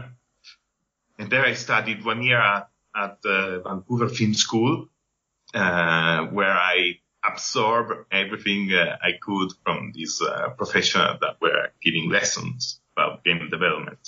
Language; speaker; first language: English; non-native, fluent; Italian